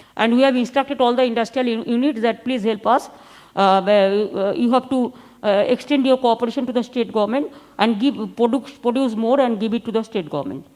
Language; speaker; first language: English; non-native, local second language; Bangla